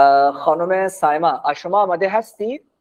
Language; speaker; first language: Persian; non-native, fluent; Urdu